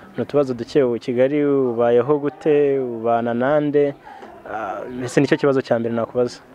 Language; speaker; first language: Kinyarwanda; native; Kinyarwanda